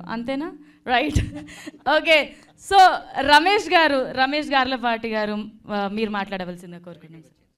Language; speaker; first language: Telugu; native; Telugu